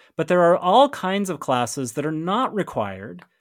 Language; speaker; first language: English; native; English